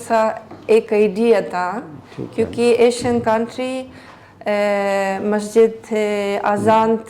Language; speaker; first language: Hindi; non-native, learner; Greek